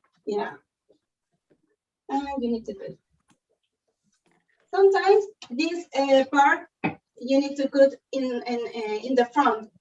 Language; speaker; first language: English; non-native, learner; Spanish